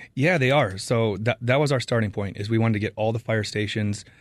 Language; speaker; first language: English; native; English